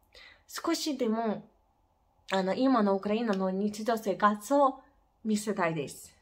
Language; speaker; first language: Japanese; non-native, fluent; Ukrainian